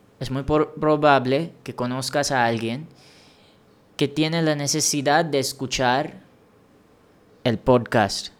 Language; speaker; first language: Spanish; non-native, fluent; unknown